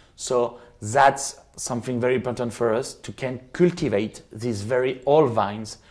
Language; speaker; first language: English; non-native, fluent; French